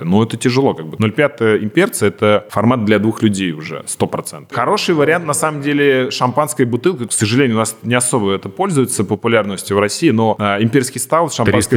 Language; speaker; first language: Russian; native; Russian